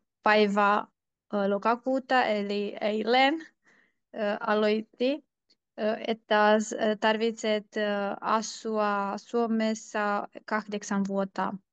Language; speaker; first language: Finnish; non-native, learner; Turkish